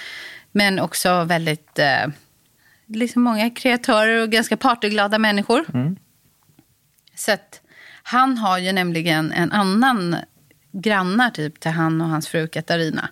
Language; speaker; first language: Swedish; native; Swedish